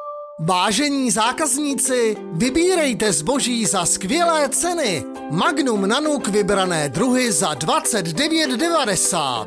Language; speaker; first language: Czech; native; Czech